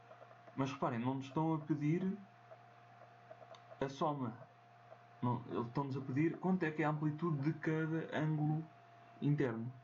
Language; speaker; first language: Portuguese; native; Portuguese